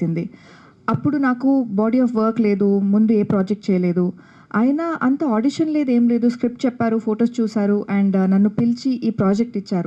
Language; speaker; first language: Telugu; non-native, fluent; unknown